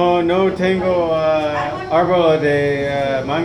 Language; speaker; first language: Spanish; non-native, learner; English